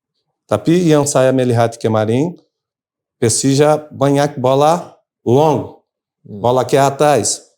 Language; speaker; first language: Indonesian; non-native, fluent; Portuguese